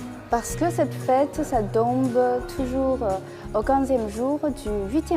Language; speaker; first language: French; non-native, fluent; Chinese